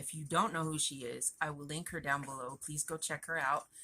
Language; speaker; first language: English; native; English